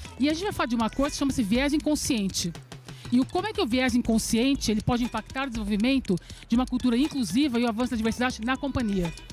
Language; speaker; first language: Portuguese; early bilingual, other home language; Serbian